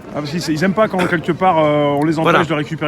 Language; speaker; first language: French; native; French